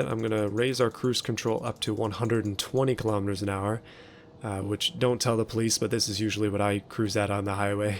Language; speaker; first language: English; native; English